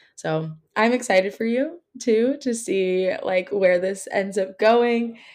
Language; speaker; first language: English; native; English